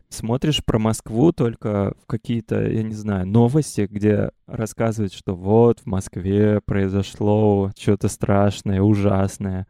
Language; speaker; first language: Russian; native; Russian